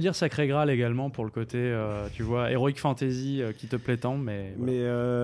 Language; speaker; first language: French; native; French